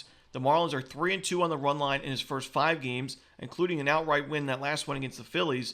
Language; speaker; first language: English; native; English